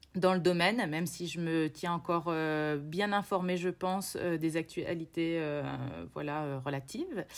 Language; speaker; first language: French; native; French